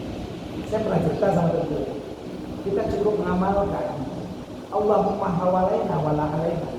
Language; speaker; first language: Indonesian; non-native, local second language; Achinese